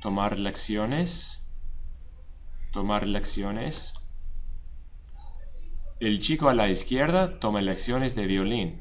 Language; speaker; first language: Spanish; non-native, fluent; English